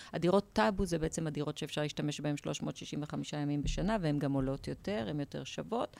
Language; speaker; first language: Hebrew; native; Hebrew